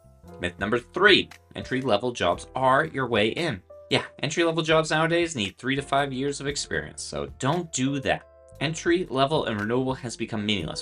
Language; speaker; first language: English; native; English